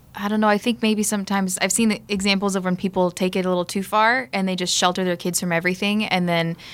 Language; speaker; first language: English; native; English